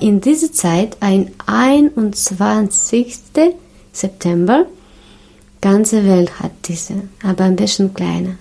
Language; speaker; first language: German; non-native, learner; Russian